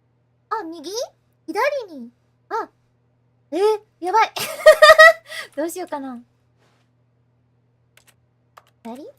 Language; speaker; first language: Japanese; non-native, fluent; English